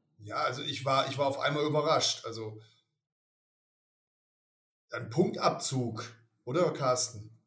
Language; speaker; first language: German; native; German